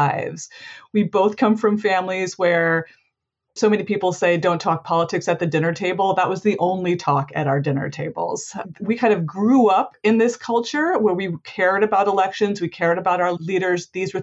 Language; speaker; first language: English; native; English